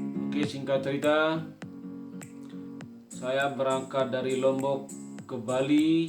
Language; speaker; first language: Indonesian; non-native, local second language; Sasak